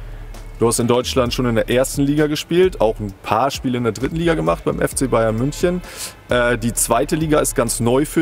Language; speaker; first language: German; native; German